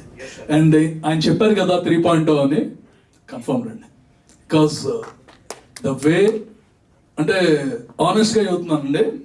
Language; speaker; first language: Telugu; native; Telugu